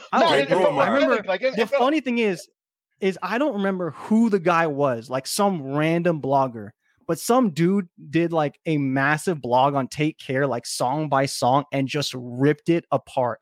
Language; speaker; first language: English; native; English